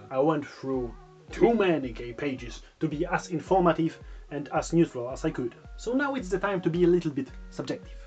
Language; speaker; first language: English; non-native, fluent; Polish